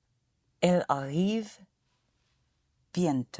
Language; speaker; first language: French; non-native, learner; English